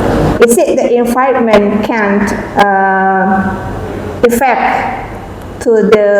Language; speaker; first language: English; non-native, fluent; Indonesian